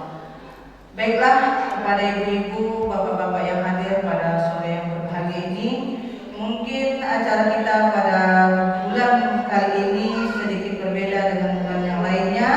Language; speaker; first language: Indonesian; native; Indonesian